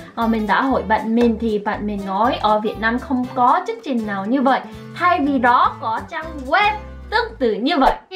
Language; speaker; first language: Vietnamese; non-native, fluent; Korean